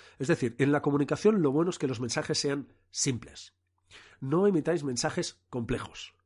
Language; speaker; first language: Spanish; non-native, local second language; Catalan